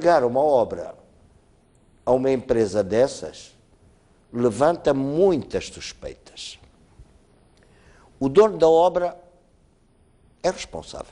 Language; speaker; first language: Portuguese; native; Portuguese